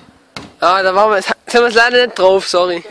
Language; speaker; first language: German; native; German